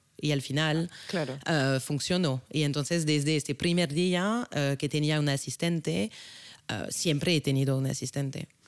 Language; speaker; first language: Spanish; non-native, fluent; French